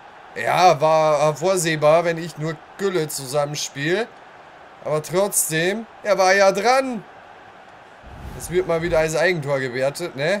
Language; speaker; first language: German; native; German